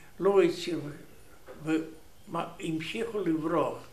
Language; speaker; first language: Hebrew; non-native, learner; Romanian